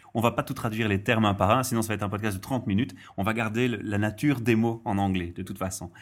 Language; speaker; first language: French; native; French